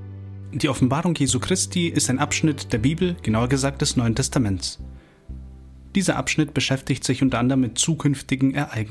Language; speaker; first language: German; native; German